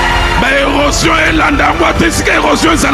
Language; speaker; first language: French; non-native, local second language; Lingala